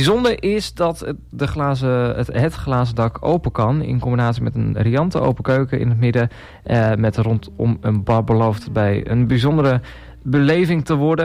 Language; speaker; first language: Dutch; native; Dutch